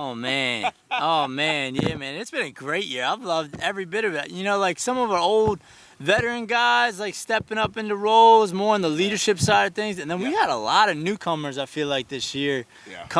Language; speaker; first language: English; native; English